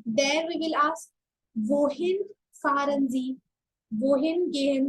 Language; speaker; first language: German; non-native, fluent; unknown